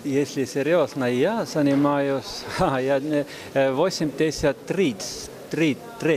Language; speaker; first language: Russian; non-native, fluent; Estonian